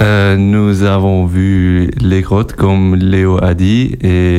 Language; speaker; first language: French; non-native, learner; German